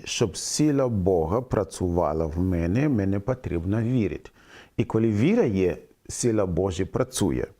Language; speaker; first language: Ukrainian; non-native, fluent; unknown